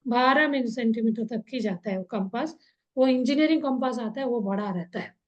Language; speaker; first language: Hindi; non-native, local second language; Kannada